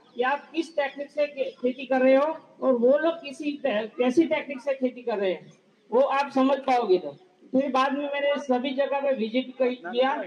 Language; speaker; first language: Hindi; non-native, local second language; Gujarati